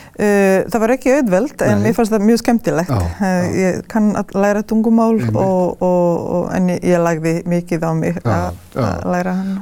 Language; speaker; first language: Icelandic; non-native, fluent; Serbian